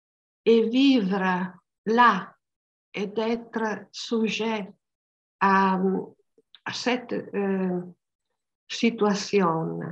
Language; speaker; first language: French; non-native, learner; Italian